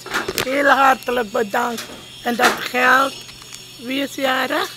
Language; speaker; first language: Dutch; non-native, local second language; Caribbean Hindustani